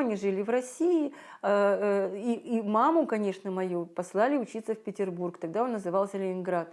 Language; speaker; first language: Russian; native; Russian